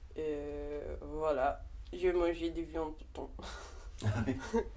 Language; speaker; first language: French; non-native, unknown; Portuguese